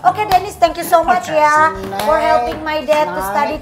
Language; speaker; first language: English; non-native, learner; Indonesian